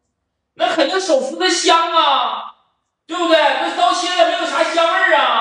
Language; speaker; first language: Chinese; native; Chinese